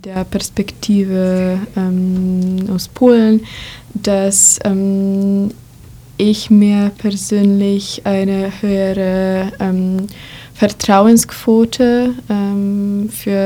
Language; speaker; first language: German; non-native, fluent; Polish